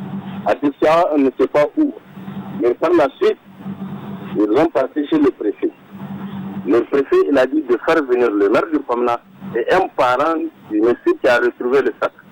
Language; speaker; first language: French; non-native, local second language; Hausa